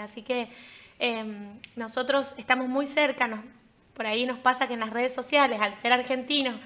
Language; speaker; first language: Spanish; native; Spanish